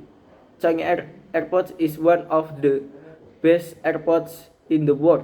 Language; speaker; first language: English; non-native, learner; Indonesian